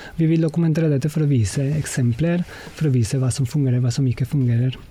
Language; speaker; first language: Norwegian; non-native, fluent; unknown